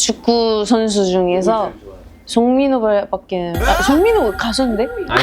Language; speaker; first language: Korean; non-native, fluent; Arabic